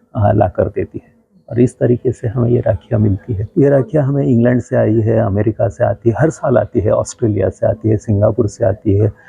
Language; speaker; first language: Hindi; non-native, local second language; Gujarati